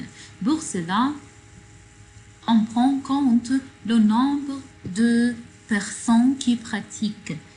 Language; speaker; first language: French; non-native, fluent; Arabic